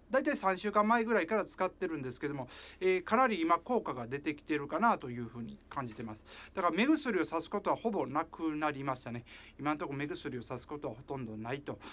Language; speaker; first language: Japanese; native; Japanese